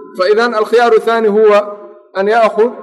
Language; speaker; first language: Arabic; non-native, local second language; Somali